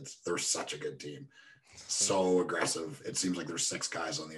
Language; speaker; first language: English; native; English